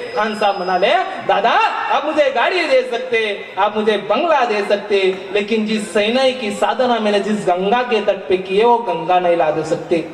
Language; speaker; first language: Hindi; non-native, local second language; Marathi